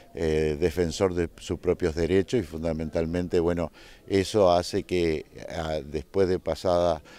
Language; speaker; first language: Spanish; native; Spanish